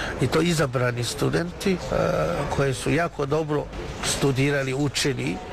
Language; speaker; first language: Serbian; non-native, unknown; Chinese